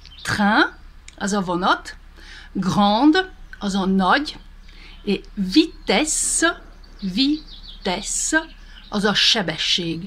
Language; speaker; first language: Hungarian; early bilingual, heritage; Hungarian